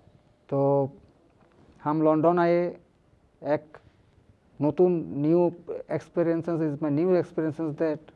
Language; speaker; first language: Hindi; non-native, learner; Bangla